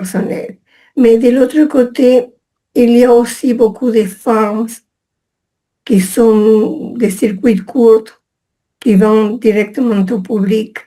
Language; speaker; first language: French; non-native, fluent; English